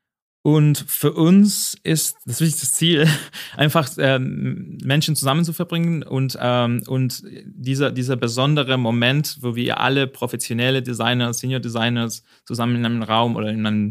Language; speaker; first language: German; non-native, fluent; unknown